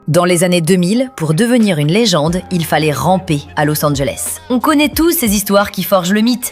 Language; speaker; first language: French; native; French